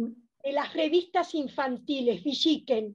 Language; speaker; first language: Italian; non-native, learner; Spanish